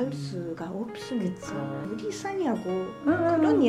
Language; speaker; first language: Korean; non-native, fluent; Japanese